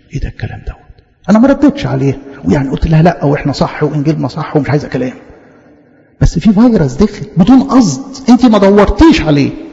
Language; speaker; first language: Arabic; native; Arabic